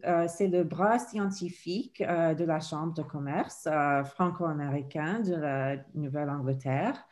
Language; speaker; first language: French; non-native, fluent; English